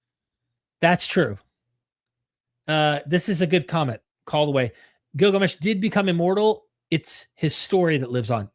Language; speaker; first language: English; native; English